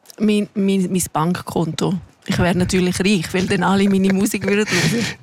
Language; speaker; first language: German; non-native, local second language; Romansh